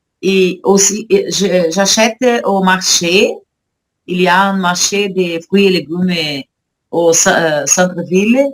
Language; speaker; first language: French; non-native, learner; Portuguese